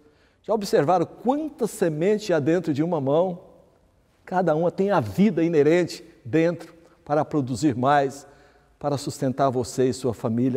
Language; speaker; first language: Portuguese; native; Portuguese